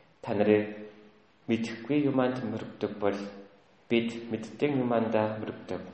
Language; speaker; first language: Mongolian; native; Mongolian